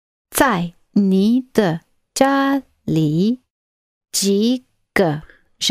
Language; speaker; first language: Chinese; non-native, learner; English